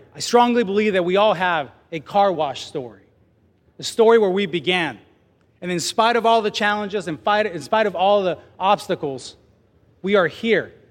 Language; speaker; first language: English; non-native, fluent; Spanish